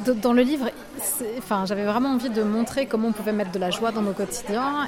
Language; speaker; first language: French; native; French